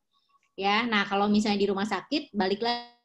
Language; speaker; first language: Indonesian; native; Indonesian